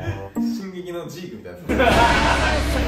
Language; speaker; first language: Japanese; native; Japanese